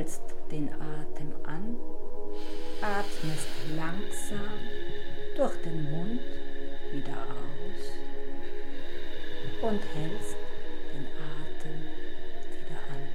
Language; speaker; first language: German; native; German